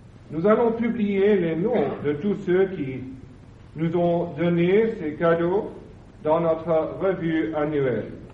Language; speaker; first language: French; non-native, fluent; English